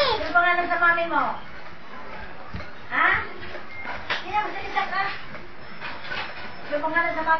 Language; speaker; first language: Filipino; non-native, local second language; Cebuano